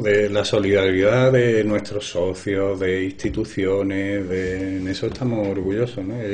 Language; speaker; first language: Spanish; native; Spanish